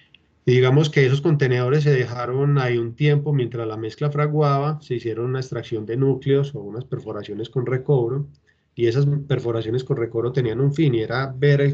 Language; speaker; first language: Spanish; native; Spanish